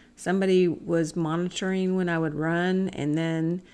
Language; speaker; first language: English; native; English